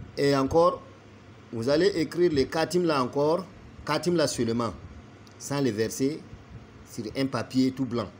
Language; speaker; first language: French; non-native, local second language; Bambara